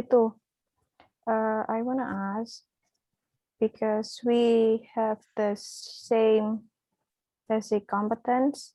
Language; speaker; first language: English; non-native, fluent; Indonesian